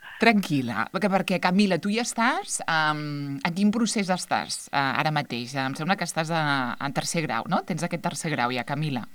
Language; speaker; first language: Catalan; native; Catalan